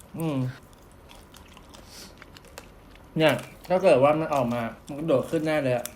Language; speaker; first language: Thai; native; Thai